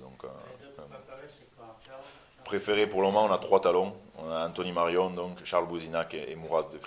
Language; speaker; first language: French; native; French